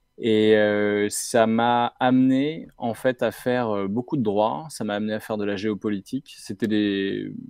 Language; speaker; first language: French; native; French